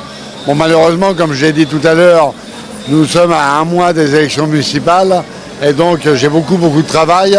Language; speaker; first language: French; native; French